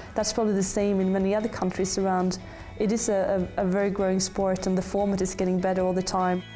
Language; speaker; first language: English; non-native, fluent; Swedish